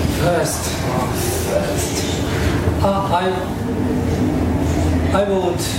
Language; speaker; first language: English; non-native, learner; Japanese